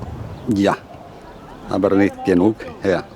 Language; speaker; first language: German; non-native, learner; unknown